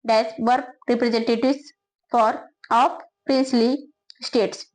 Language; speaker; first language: English; non-native, local second language; Hindi